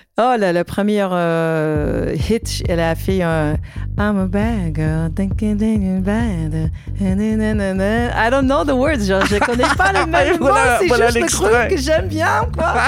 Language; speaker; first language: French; non-native, learner; English